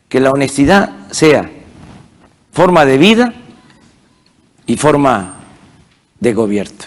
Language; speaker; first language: Spanish; native; Spanish